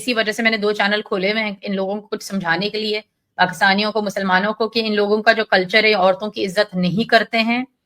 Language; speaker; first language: Hindi; early bilingual, heritage; Urdu